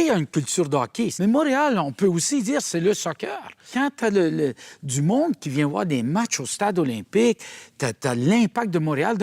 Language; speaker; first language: French; native; French